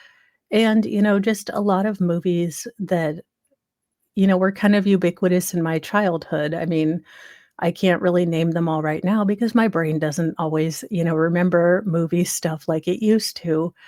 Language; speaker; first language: English; native; English